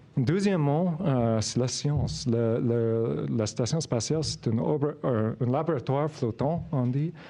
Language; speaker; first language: French; non-native, fluent; English